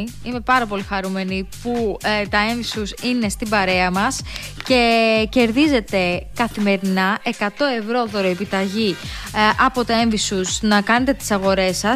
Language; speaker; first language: Greek; native; Greek